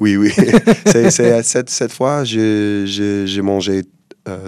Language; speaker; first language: French; non-native, learner; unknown